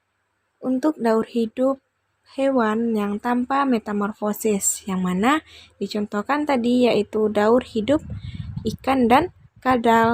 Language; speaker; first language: Indonesian; native; Indonesian